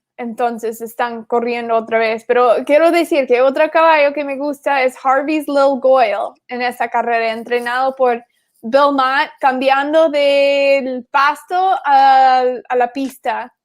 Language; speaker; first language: Spanish; non-native, fluent; English